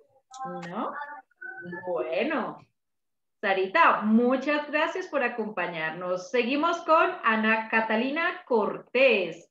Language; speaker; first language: Spanish; native; Spanish